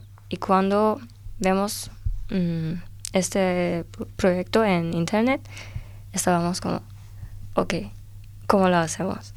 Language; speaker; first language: Spanish; non-native, learner; Turkish